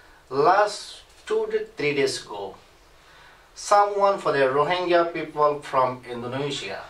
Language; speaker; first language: English; non-native, learner; Rohingya